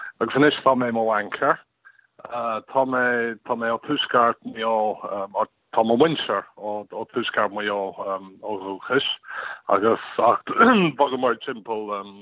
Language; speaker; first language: Irish; non-native, learner; English